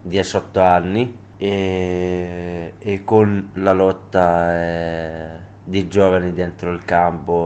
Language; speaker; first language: Italian; non-native, learner; Arabic